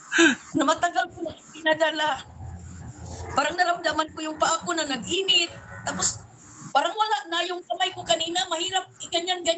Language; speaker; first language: Filipino; non-native, local second language; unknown